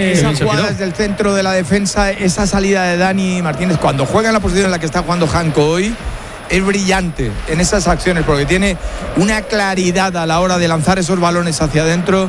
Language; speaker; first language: Spanish; native; Spanish